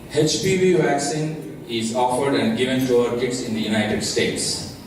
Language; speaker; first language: English; non-native, local second language; Telugu